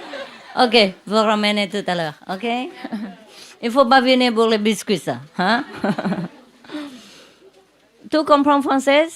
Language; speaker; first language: French; non-native, learner; Vietnamese